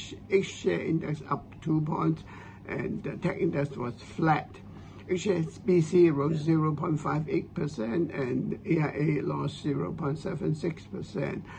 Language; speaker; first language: English; non-native, local second language; Cantonese